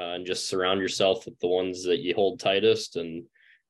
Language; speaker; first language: English; native; English